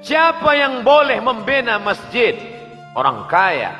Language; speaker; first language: Malay; native; Malay